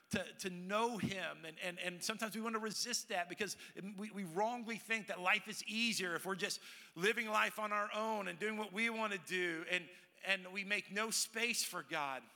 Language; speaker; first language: English; native; English